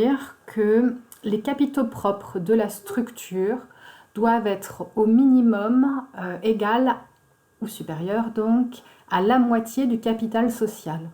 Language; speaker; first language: French; native; French